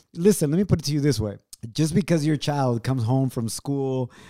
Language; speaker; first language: English; early bilingual, other home language; Spanish